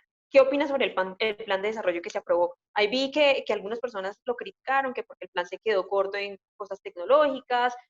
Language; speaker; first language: Spanish; native; Spanish